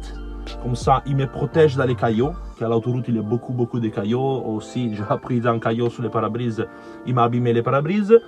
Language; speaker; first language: French; non-native, learner; Italian